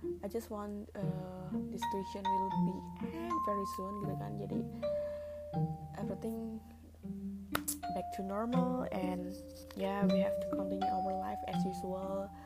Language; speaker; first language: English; non-native, learner; Indonesian